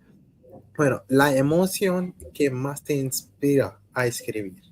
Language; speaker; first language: Spanish; non-native, learner; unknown